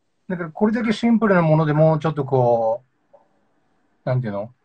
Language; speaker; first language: Japanese; native; Japanese